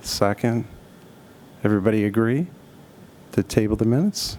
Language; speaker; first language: English; native; English